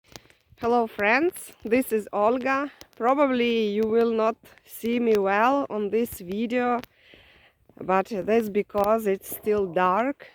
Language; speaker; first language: English; non-native, fluent; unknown